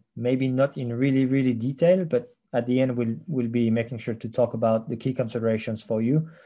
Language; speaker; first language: English; non-native, fluent; French